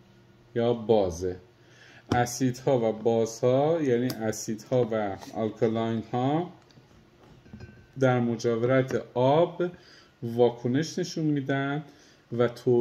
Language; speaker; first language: Persian; native; Persian